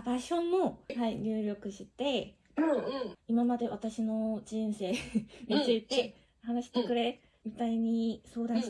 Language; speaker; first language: Japanese; non-native, learner; Korean